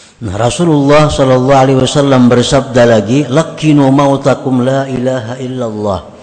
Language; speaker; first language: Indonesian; non-native, local second language; Banjar